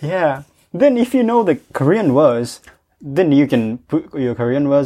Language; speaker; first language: English; non-native, fluent; Japanese